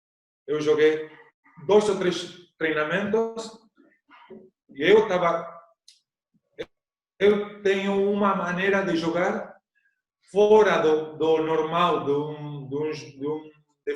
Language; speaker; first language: Portuguese; non-native, learner; Spanish